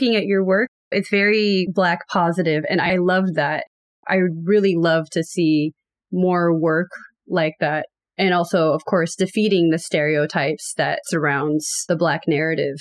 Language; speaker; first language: English; native; English